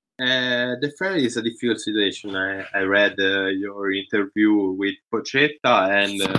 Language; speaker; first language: English; non-native, learner; Italian